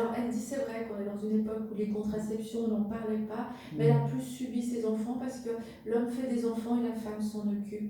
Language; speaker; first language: French; native; French